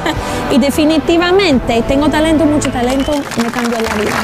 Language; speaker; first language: Spanish; non-native, fluent; English